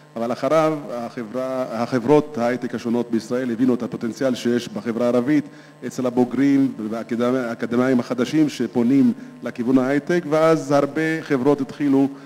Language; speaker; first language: Hebrew; non-native, local second language; Arabic